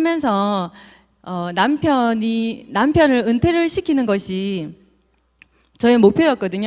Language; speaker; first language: Korean; native; Korean